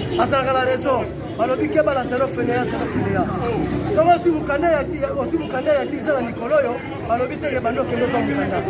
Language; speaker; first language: Lingala; non-native, local second language; Kongo